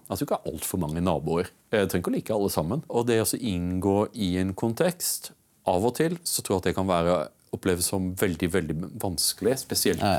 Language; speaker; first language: Norwegian; native; Norwegian